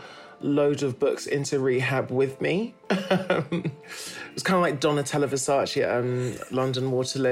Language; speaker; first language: English; native; English